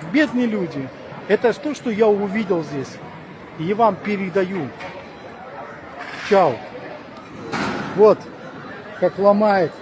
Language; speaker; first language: Russian; non-native, fluent; Romanian